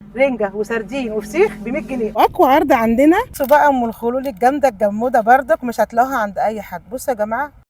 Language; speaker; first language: Arabic; native; Arabic